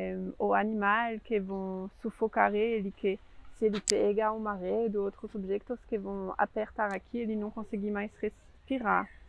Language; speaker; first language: Portuguese; non-native, fluent; French